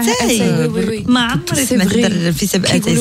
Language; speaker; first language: Arabic; native; Arabic